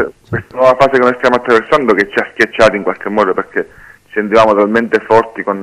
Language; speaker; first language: Italian; native; Italian